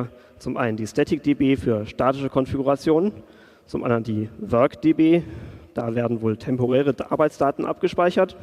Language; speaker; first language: German; native; German